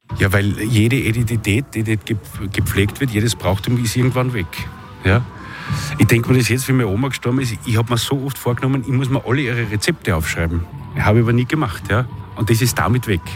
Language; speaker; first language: German; native; German